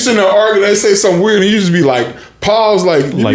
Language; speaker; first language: English; native; English